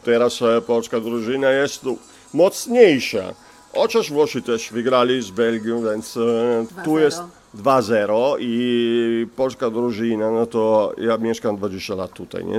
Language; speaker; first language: Polish; non-native, fluent; Italian